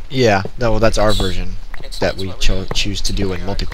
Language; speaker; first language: English; native; English